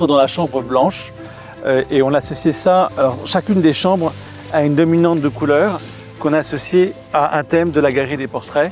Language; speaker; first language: French; native; French